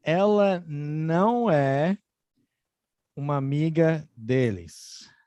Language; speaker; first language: Portuguese; non-native, fluent; English